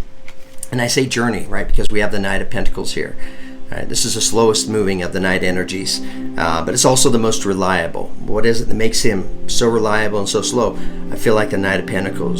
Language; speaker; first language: English; native; English